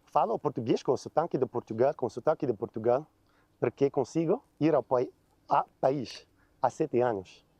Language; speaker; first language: Portuguese; non-native, learner; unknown